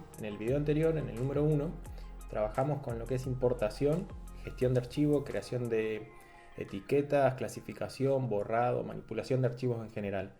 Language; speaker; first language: Spanish; native; Spanish